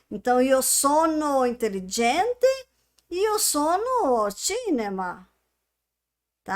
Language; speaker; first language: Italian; non-native, fluent; Portuguese